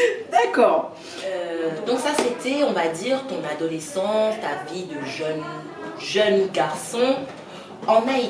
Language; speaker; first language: French; native; French